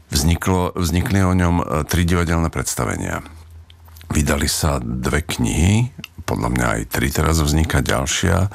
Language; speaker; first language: Slovak; native; Slovak